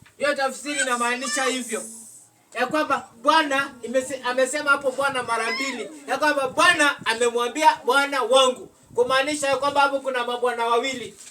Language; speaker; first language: Swahili; non-native, local second language; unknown